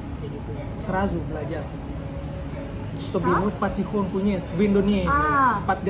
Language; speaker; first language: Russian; non-native, learner; Indonesian